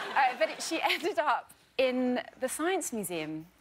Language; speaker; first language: English; native; English